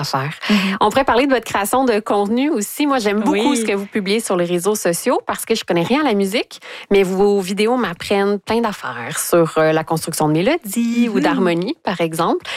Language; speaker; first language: French; native; French